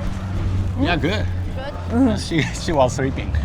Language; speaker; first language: English; non-native, learner; Japanese